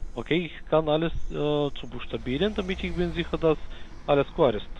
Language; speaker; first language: German; non-native, learner; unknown